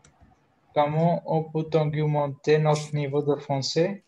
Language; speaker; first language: French; non-native, learner; Hindi